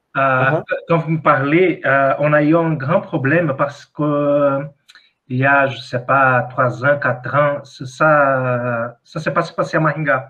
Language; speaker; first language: French; non-native, fluent; Portuguese